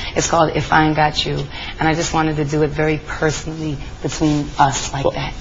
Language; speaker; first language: English; native; English